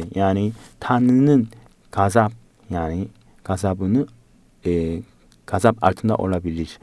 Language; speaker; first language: Turkish; non-native, fluent; Korean